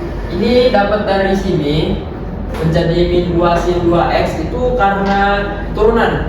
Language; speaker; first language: Indonesian; native; Indonesian